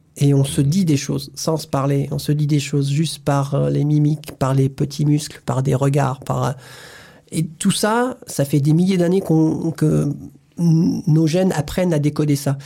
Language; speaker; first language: French; native; French